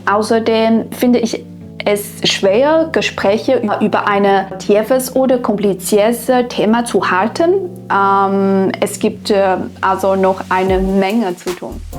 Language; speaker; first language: German; non-native, fluent; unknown